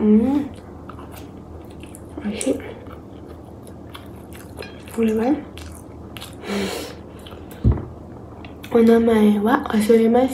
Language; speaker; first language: Japanese; non-native, learner; Indonesian